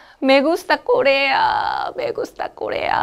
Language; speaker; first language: Spanish; non-native, learner; Korean